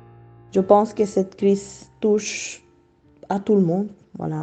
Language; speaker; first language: French; non-native, fluent; Spanish